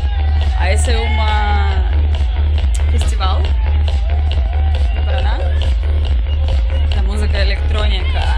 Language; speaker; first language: Portuguese; non-native, learner; Russian